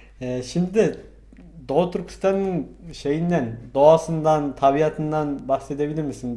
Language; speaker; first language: Turkish; non-native, fluent; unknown